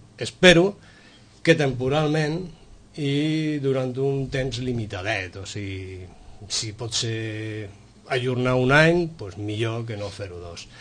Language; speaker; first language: Catalan; non-native, local second language; Spanish